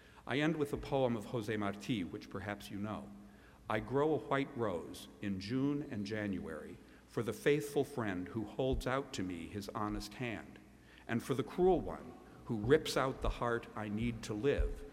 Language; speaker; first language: English; native; English